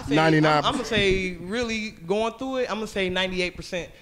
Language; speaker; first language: English; native; English